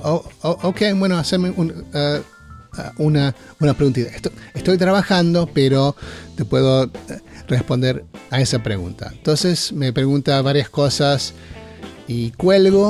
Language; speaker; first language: Spanish; native; Spanish